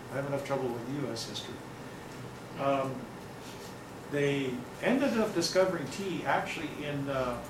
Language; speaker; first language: English; native; English